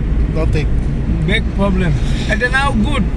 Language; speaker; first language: English; non-native, learner; Bangla